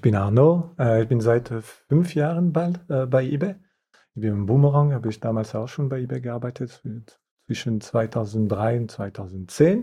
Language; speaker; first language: German; non-native, fluent; French